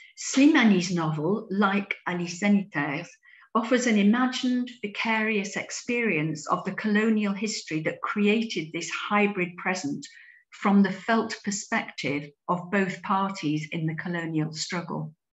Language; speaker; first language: English; native; English